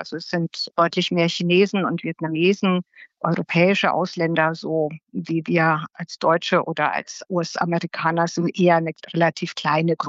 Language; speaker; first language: German; native; German